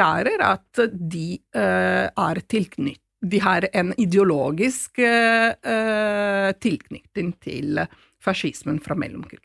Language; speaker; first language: Norwegian; non-native, fluent; Italian